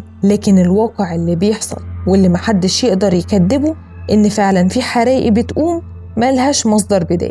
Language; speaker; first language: Arabic; native; Arabic